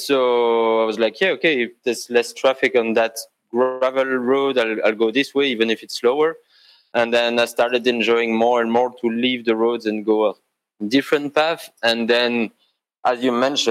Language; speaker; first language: English; non-native, fluent; French